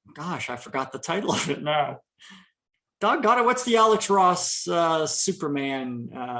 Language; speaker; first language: English; native; English